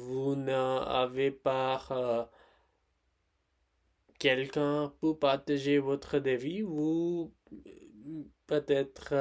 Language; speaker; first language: French; non-native, learner; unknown